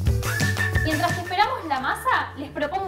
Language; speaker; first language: Spanish; native; Spanish